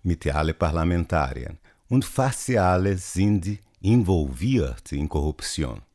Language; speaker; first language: German; non-native, learner; Portuguese